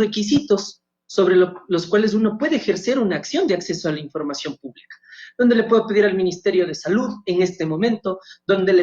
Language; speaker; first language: Spanish; native; Spanish